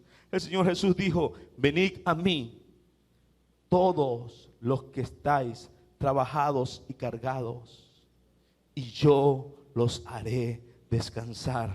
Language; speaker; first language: Spanish; native; Spanish